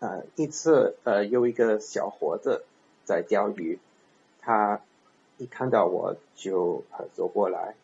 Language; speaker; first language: Chinese; non-native, learner; English